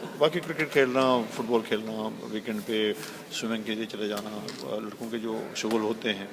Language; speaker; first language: Urdu; non-native, local second language; Pahari-Potwari